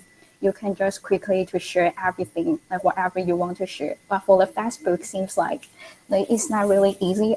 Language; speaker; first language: English; non-native, learner; Chinese